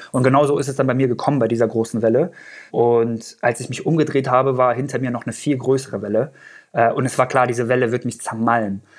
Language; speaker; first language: German; early bilingual, other home language; Persian